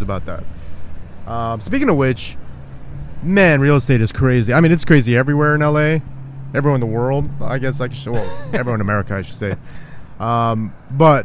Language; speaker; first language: English; native; English